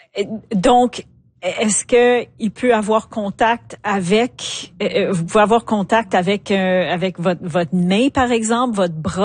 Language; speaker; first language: French; native; French